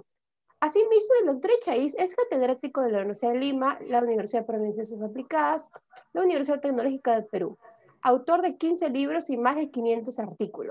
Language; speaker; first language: Spanish; native; Spanish